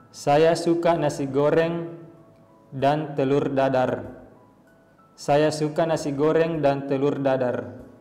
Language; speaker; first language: Indonesian; native; Indonesian